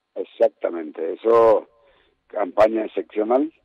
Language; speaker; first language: Spanish; native; Spanish